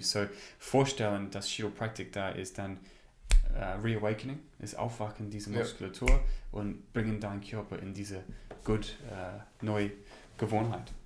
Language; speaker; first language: German; non-native, learner; English